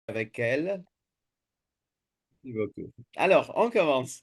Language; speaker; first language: French; non-native, fluent; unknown